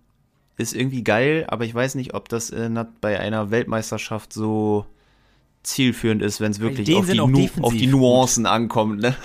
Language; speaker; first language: German; native; German